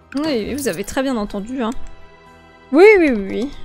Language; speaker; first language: French; native; French